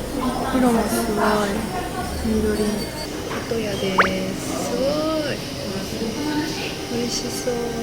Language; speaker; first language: Japanese; non-native, learner; French